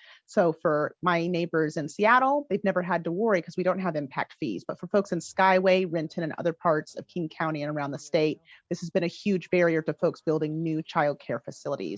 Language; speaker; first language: English; native; English